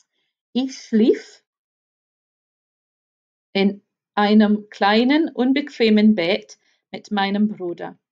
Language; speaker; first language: German; non-native, fluent; English